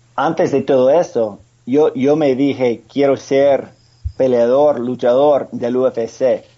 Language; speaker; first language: Spanish; non-native, fluent; English